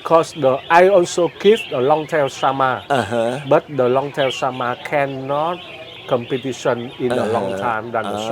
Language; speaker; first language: English; non-native, learner; Vietnamese